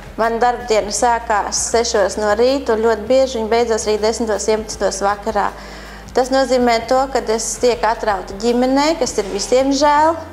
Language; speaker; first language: Latvian; native; Latvian